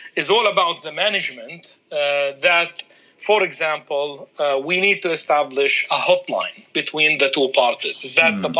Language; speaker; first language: English; non-native, fluent; Arabic